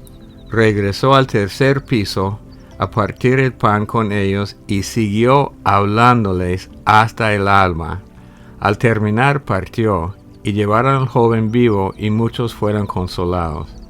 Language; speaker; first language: Spanish; native; Spanish